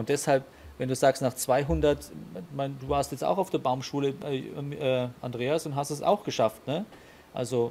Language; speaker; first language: German; native; German